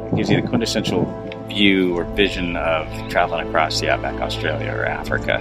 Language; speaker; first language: English; native; English